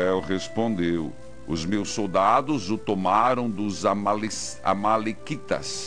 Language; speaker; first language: Portuguese; native; Portuguese